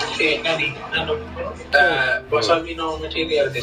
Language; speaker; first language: Japanese; non-native, learner; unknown